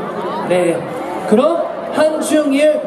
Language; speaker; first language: Korean; non-native, fluent; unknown